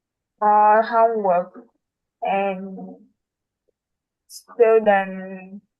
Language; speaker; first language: English; non-native, learner; Vietnamese